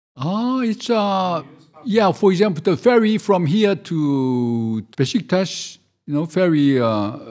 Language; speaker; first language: English; non-native, fluent; Korean